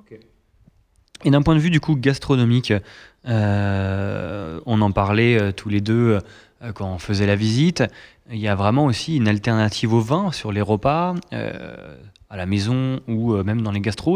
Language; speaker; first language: French; native; French